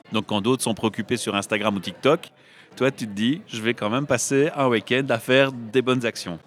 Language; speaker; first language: French; native; French